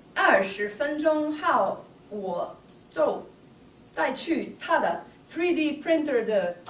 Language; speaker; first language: Chinese; non-native, learner; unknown